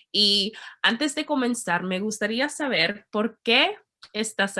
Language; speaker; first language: Spanish; non-native, learner; English